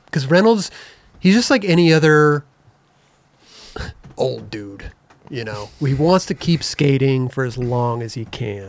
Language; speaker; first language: English; native; English